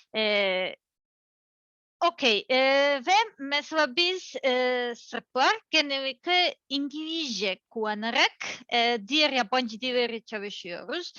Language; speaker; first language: Turkish; non-native, learner; Serbian